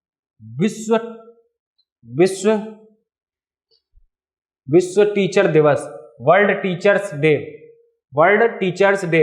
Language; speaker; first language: Hindi; native; Hindi